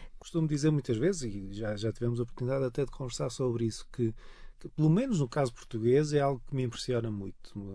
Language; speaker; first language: Portuguese; native; Portuguese